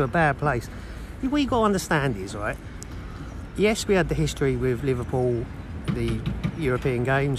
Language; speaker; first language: English; native; English